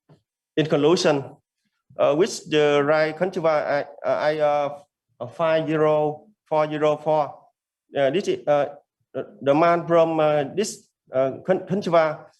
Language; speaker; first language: English; non-native, learner; Vietnamese